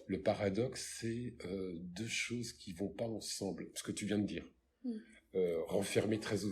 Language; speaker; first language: French; native; French